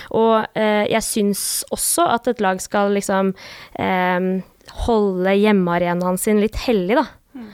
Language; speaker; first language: Norwegian; native; Norwegian